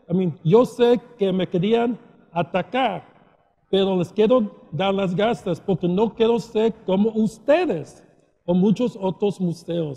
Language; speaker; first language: Spanish; early bilingual, heritage; Spanish